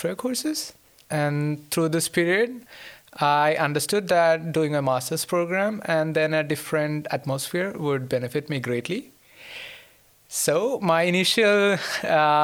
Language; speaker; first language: English; non-native, local second language; Malayalam